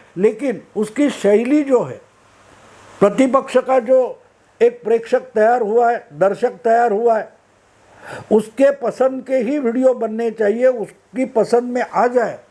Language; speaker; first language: Hindi; non-native, local second language; Marathi